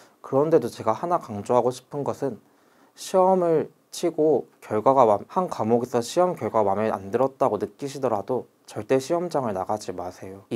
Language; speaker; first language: Korean; native; Korean